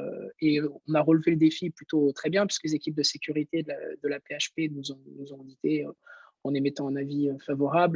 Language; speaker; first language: French; native; French